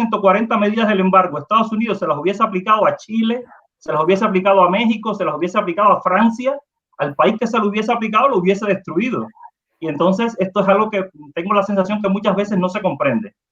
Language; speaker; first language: Spanish; native; Spanish